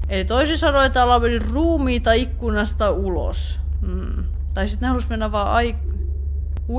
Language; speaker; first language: Finnish; native; Finnish